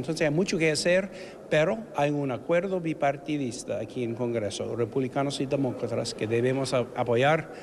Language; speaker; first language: Spanish; non-native, fluent; English